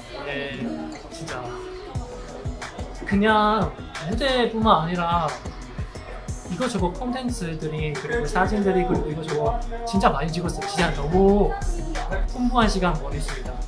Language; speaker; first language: Korean; non-native, fluent; Chinese